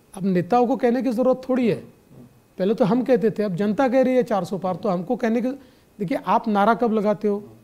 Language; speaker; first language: Hindi; non-native, local second language; Marathi